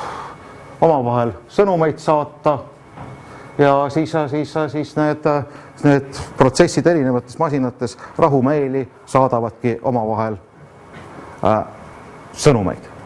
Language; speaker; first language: Estonian; native; Estonian